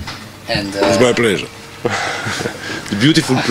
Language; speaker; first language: English; non-native, learner; Italian